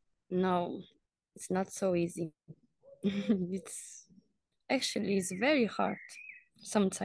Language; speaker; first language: English; non-native, learner; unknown